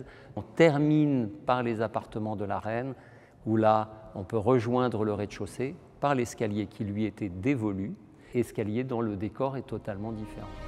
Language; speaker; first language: French; native; French